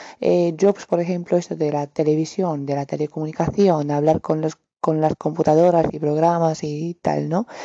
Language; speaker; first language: Spanish; non-native, fluent; Romanian